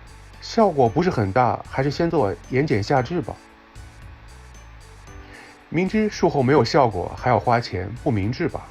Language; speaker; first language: Chinese; native; Chinese